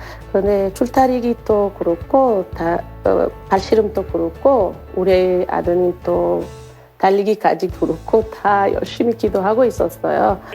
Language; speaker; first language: Korean; non-native, learner; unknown